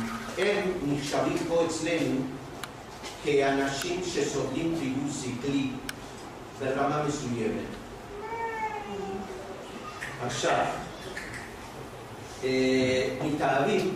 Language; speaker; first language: Hebrew; non-native, fluent; Spanish